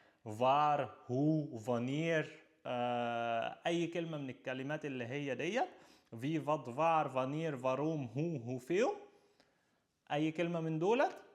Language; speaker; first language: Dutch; non-native, fluent; Arabic